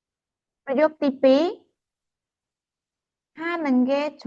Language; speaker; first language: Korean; non-native, fluent; Khmer